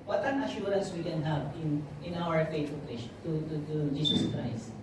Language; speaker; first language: English; non-native, local second language; Filipino